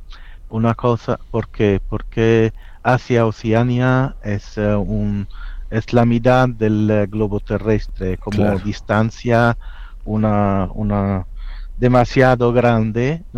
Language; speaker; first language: Spanish; non-native, fluent; Italian